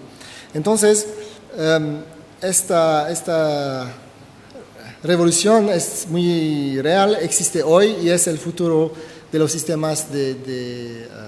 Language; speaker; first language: Spanish; non-native, fluent; French